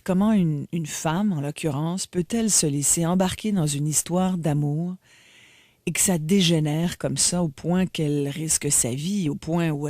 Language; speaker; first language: French; native; French